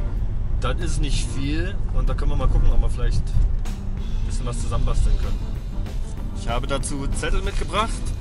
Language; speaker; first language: German; native; German